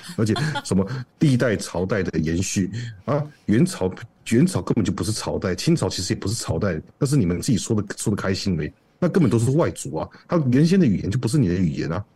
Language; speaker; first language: Chinese; native; Chinese